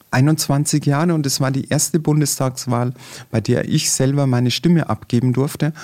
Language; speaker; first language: German; native; German